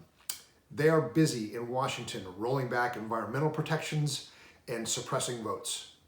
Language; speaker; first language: English; native; English